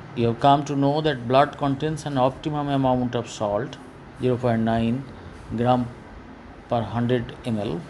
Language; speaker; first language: English; non-native, local second language; Bangla